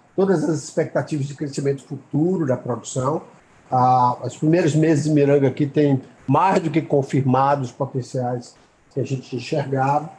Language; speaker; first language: Portuguese; native; Portuguese